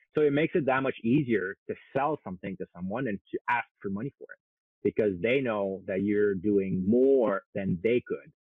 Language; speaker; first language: English; non-native, fluent; French